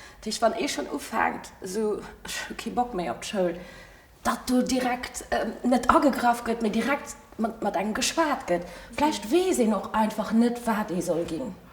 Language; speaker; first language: Luxembourgish; early bilingual, other home language; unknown